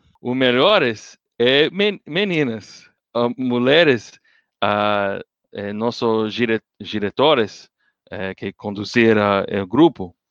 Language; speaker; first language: Portuguese; non-native, learner; English